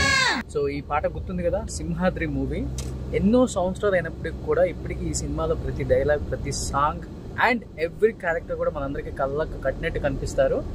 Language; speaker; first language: Telugu; native; Telugu